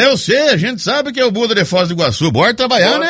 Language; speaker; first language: Portuguese; native; Portuguese